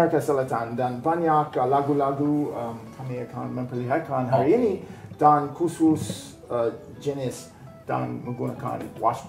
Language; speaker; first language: Indonesian; non-native, learner; English